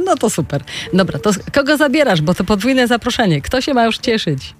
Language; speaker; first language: Polish; native; Polish